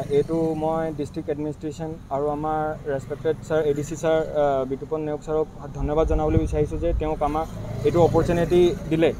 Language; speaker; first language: Assamese; native; Assamese